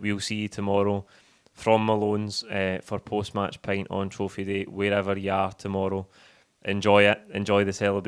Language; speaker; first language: English; native; English